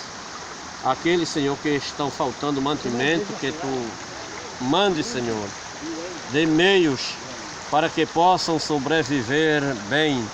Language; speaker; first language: Portuguese; native; Portuguese